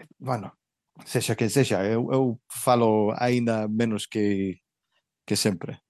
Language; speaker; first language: Galician; early bilingual, heritage; Galician